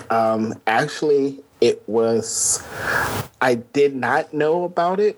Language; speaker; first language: English; native; English